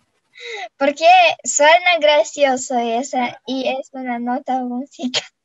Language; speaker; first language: Spanish; non-native, fluent; Russian